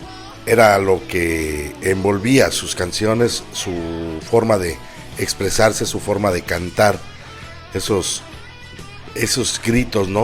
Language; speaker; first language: Spanish; native; Spanish